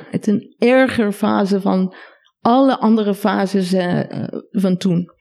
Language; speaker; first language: Dutch; non-native, fluent; Hebrew